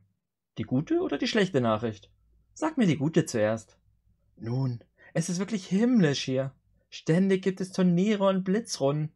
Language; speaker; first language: German; native; German